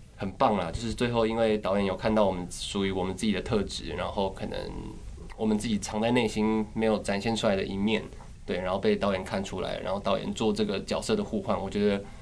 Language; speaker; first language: Chinese; native; Chinese